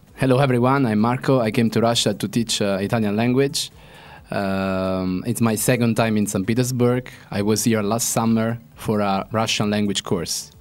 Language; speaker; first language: English; non-native, fluent; Italian